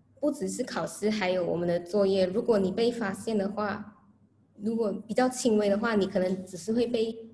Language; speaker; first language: Chinese; native; Chinese